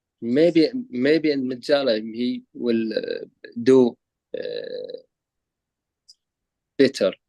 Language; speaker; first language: English; non-native, learner; Arabic